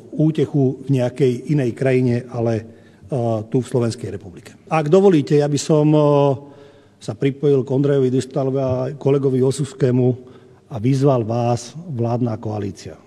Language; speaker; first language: Slovak; non-native, local second language; Hungarian